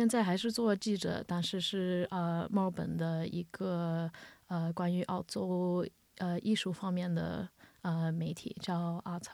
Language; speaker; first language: Chinese; early bilingual, heritage; Wu Chinese